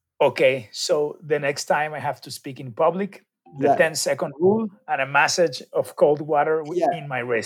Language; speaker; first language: English; non-native, learner; Spanish